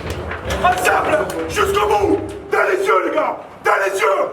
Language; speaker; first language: French; native; French